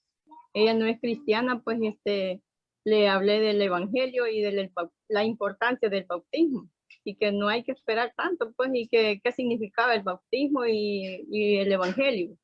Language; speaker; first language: Spanish; native; Spanish